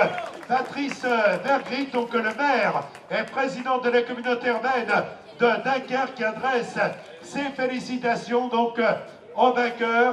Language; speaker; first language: French; native; French